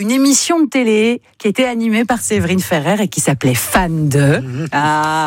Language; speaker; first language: French; native; French